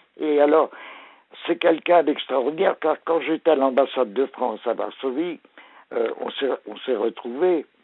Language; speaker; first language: French; early bilingual, other home language; Polish